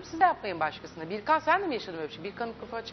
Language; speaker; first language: Turkish; native; Turkish